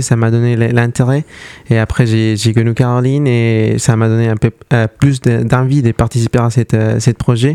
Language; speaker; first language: French; non-native, fluent; Spanish